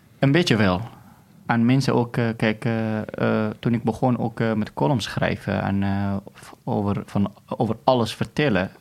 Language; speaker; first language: Dutch; non-native, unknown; Arabic